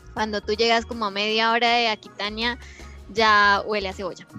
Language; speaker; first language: Spanish; native; Spanish